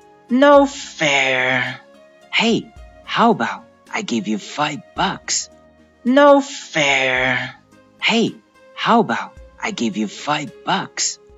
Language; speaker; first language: English; non-native, fluent; Chinese